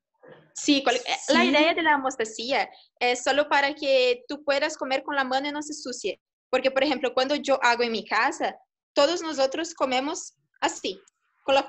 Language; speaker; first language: Spanish; non-native, fluent; Portuguese